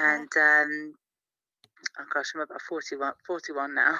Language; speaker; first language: English; native; English